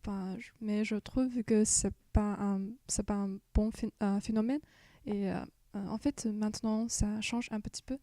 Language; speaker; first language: French; non-native, fluent; Chinese